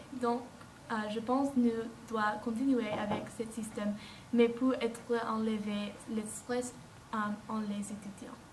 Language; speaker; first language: French; non-native, learner; English